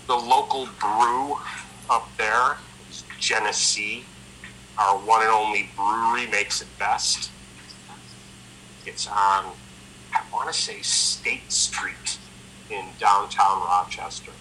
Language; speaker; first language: English; native; English